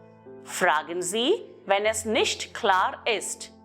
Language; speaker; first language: German; non-native, fluent; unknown